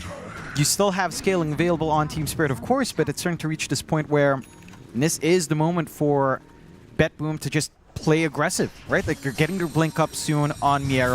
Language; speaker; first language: English; native; English